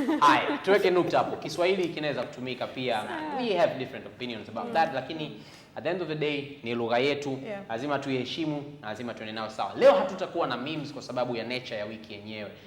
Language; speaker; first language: Swahili; native; Swahili